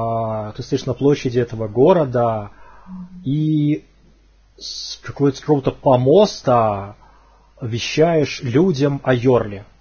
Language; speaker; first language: Russian; native; Russian